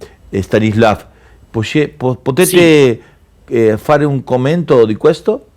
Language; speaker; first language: Italian; non-native, local second language; Spanish